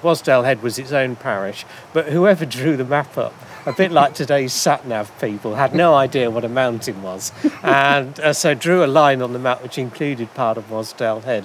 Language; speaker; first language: English; native; English